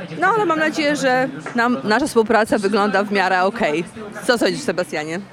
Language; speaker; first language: Polish; native; Polish